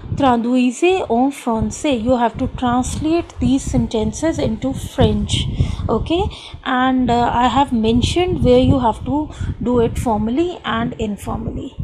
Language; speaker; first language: English; non-native, local second language; Hindi